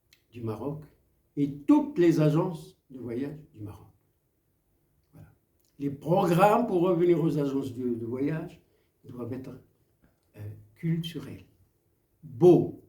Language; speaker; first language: French; non-native, local second language; Arabic